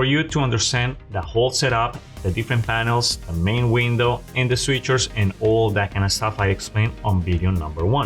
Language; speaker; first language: English; non-native, fluent; Spanish